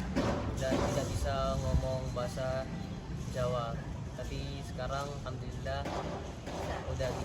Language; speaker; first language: Indonesian; non-native, learner; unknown